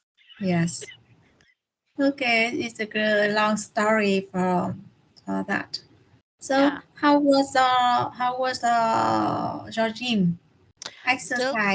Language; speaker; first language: English; non-native, learner; Vietnamese